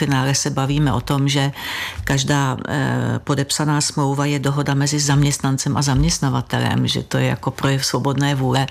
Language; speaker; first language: Czech; native; Czech